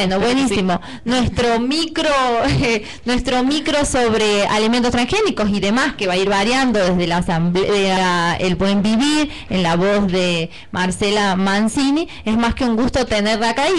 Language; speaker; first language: Spanish; native; Spanish